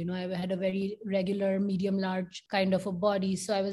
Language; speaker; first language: English; non-native, local second language; Hindi